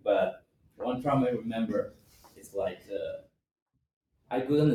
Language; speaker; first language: English; non-native, fluent; Spanish